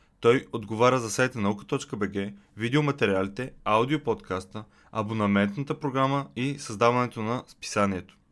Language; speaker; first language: Bulgarian; native; Bulgarian